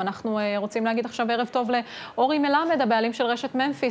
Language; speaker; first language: Hebrew; native; Hebrew